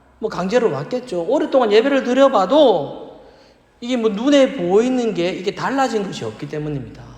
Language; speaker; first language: Korean; native; Korean